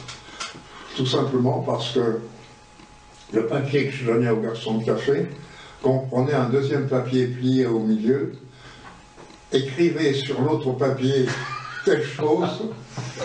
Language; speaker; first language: French; native; French